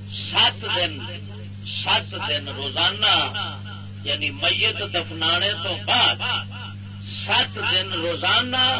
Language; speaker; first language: Urdu; non-native, local second language; Punjabi